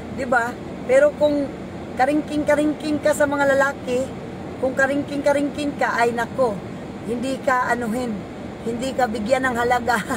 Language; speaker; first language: Filipino; non-native, local second language; Cebuano